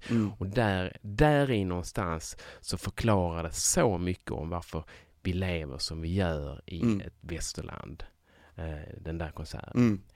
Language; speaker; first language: Swedish; native; Swedish